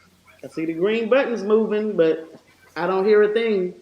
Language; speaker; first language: English; native; English